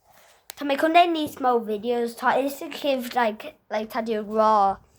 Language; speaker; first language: Irish; non-native, local second language; English